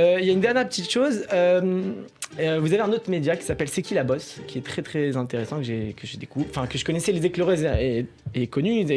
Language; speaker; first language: French; native; French